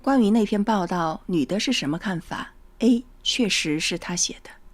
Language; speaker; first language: Chinese; native; Chinese